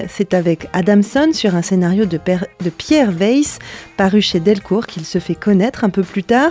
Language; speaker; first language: French; native; French